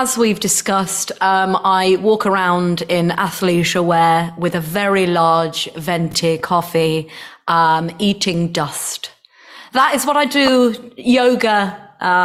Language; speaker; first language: English; native; English